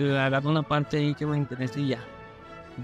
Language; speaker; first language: Spanish; native; Spanish